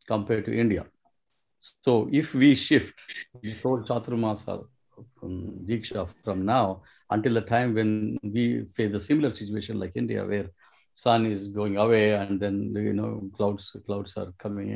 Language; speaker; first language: English; non-native, local second language; Telugu